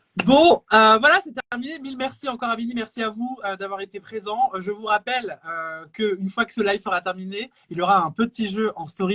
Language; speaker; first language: French; native; French